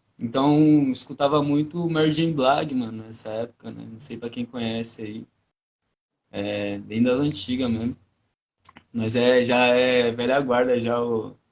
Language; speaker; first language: Portuguese; non-native, local second language; Guarani